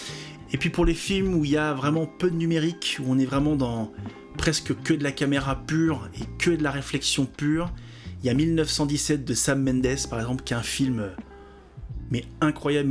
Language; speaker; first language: French; native; French